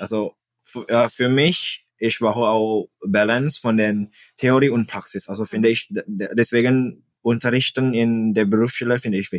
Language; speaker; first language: German; non-native, fluent; Indonesian